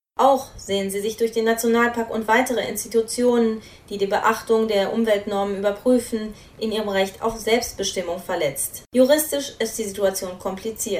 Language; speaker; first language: German; native; German